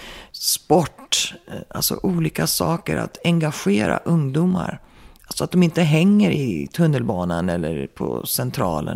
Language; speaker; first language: Swedish; early bilingual, heritage; Swedish